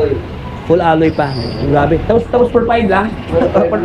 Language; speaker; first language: Filipino; native; Filipino